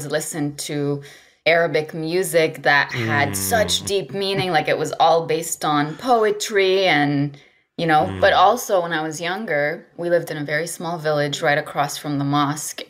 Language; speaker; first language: English; non-native, fluent; Arabic